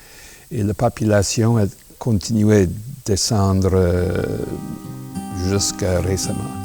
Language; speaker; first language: French; non-native, local second language; English